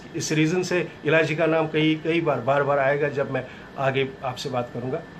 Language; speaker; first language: Hindi; native; Hindi